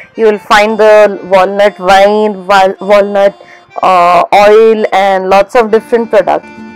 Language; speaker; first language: English; non-native, local second language; Marathi